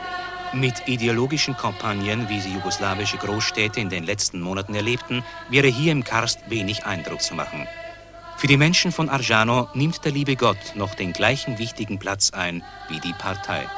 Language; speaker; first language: German; native; German